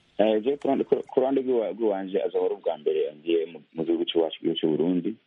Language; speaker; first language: Rundi; early bilingual, heritage; Rundi